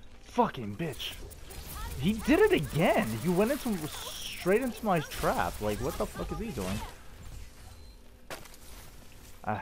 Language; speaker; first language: English; native; English